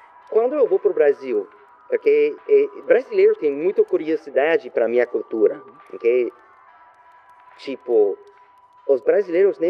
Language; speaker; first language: Portuguese; non-native, learner; French